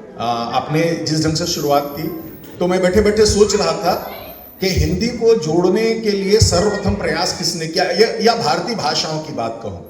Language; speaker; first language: Hindi; non-native, local second language; Chhattisgarhi